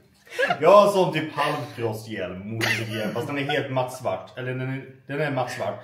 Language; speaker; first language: Swedish; native; Swedish